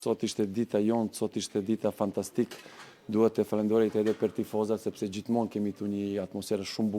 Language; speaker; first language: Albanian; non-native, learner; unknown